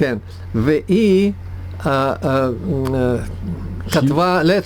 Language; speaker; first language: Hebrew; non-native, learner; Russian